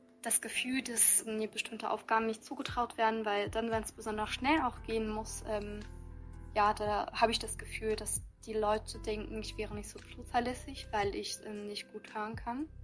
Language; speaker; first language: German; early bilingual, other home language; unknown